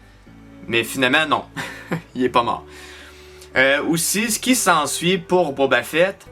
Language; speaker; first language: French; native; French